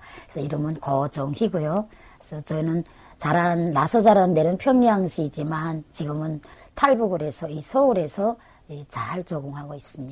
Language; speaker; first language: Korean; native; Korean